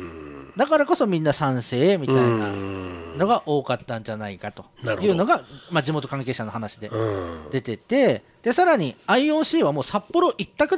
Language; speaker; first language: Japanese; native; Japanese